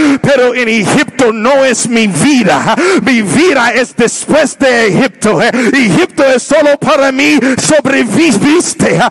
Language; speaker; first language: Spanish; non-native, learner; English